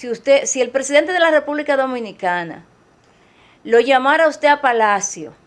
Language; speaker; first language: Spanish; native; Spanish